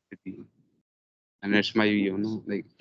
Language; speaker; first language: English; non-native, learner; Hindi